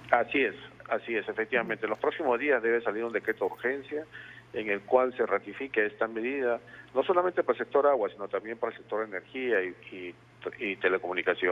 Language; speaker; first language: Spanish; native; Spanish